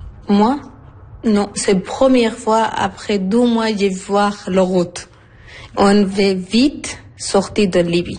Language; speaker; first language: French; non-native, learner; Arabic